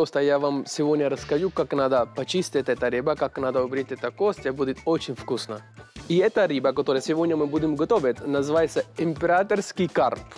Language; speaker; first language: Russian; non-native, learner; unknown